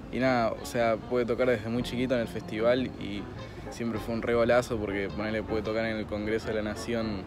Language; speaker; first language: Spanish; native; Spanish